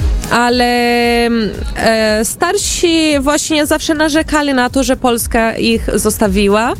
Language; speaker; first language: Polish; early bilingual, heritage; Portuguese